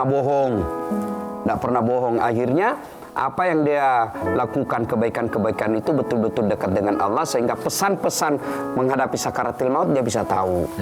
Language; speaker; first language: Indonesian; native; Indonesian